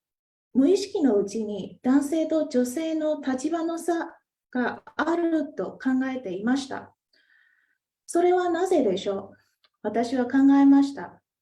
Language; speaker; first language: Japanese; non-native, fluent; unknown